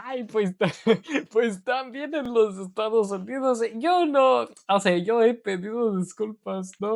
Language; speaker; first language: Spanish; non-native, learner; English